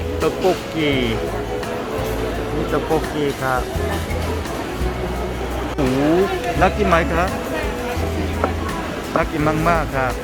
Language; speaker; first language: Thai; non-native, learner; Korean